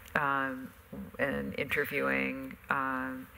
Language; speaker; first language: English; native; English